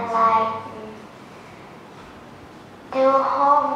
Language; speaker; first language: English; non-native, learner; Vietnamese